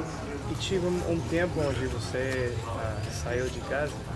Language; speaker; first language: Portuguese; non-native, fluent; Spanish